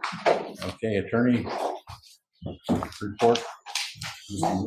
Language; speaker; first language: English; native; English